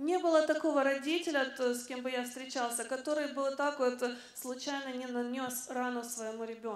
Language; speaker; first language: Russian; native; Russian